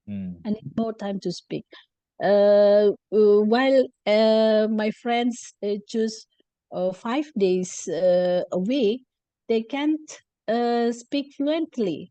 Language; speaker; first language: English; non-native, learner; Indonesian